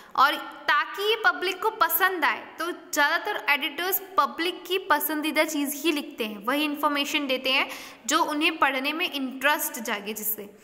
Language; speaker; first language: Hindi; native; Hindi